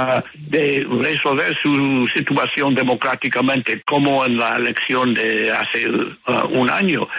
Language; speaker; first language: Spanish; non-native, fluent; English